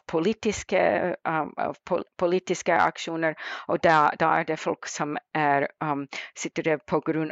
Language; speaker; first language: Norwegian; non-native, fluent; English